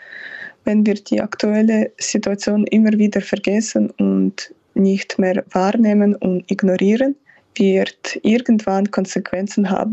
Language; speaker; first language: German; non-native, fluent; Ukrainian